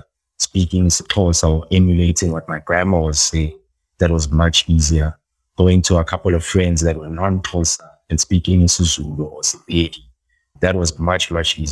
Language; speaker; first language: English; non-native, local second language; Xhosa